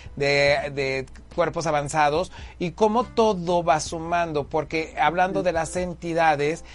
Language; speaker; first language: Spanish; native; Spanish